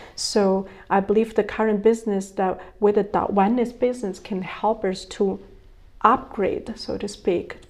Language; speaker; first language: English; non-native, fluent; Chinese